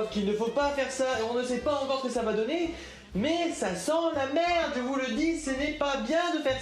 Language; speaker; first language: French; native; French